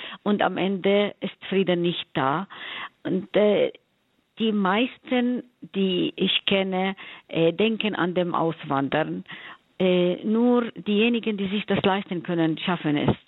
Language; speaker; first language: German; non-native, fluent; Arabic